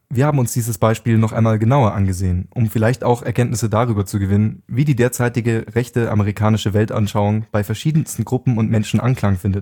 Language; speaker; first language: German; native; German